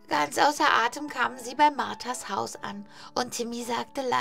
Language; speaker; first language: German; native; German